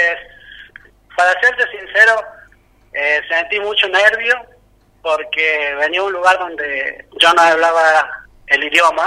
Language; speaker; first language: Spanish; native; Spanish